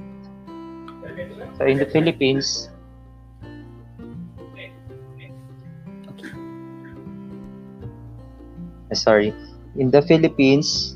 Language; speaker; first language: English; non-native, local second language; Filipino